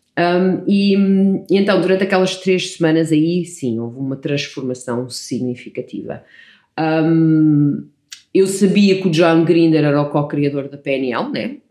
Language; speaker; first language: Portuguese; early bilingual, other home language; English